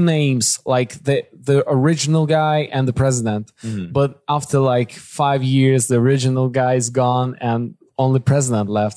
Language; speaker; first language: English; non-native, fluent; Kazakh